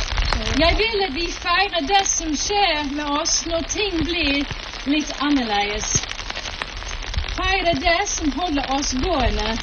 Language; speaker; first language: Norwegian; non-native, fluent; English